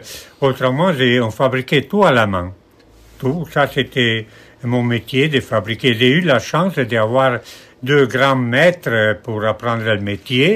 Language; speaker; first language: French; non-native, fluent; Italian